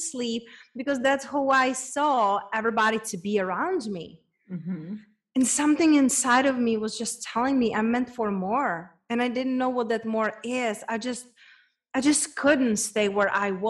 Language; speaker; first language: English; non-native, fluent; Czech